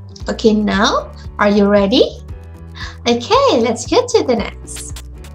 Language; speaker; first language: English; non-native, fluent; Indonesian